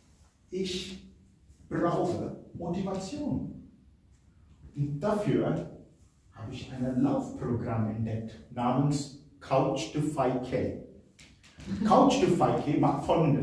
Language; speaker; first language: German; non-native, fluent; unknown